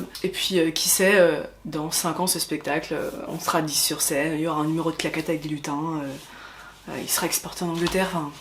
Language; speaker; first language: French; native; French